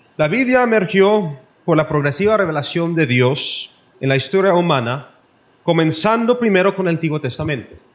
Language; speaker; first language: Spanish; non-native, learner; English